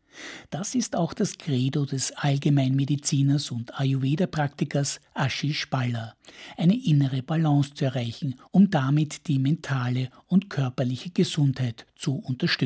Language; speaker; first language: German; native; German